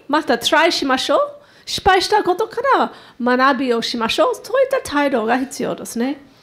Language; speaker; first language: Japanese; non-native, fluent; English